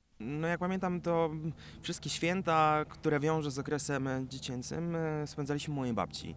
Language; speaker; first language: Polish; native; Polish